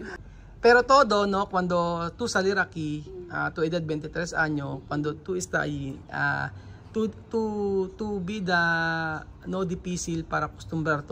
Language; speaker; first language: Spanish; non-native, learner; Filipino